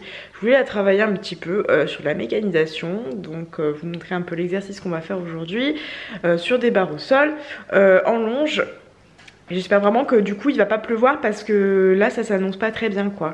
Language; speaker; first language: French; native; French